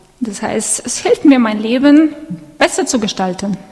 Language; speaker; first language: German; non-native, fluent; Russian